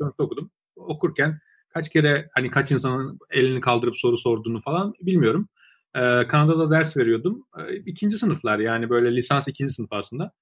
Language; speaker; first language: Turkish; early bilingual, other home language; Azerbaijani